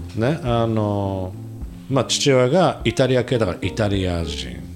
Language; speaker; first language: Japanese; native; Japanese